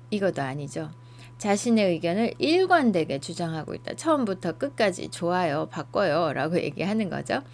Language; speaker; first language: Korean; native; Korean